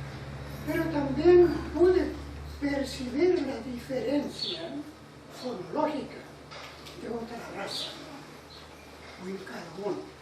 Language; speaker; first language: Spanish; non-native, local second language; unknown